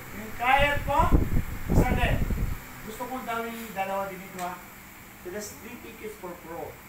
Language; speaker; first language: Filipino; non-native, local second language; Cebuano